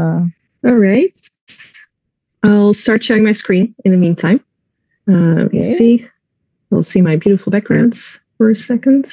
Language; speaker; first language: English; non-native, fluent; Dutch